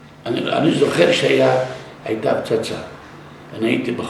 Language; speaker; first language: Hebrew; non-native, local second language; Arabic